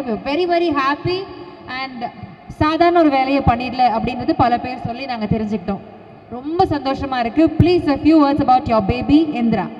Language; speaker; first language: Tamil; native; Tamil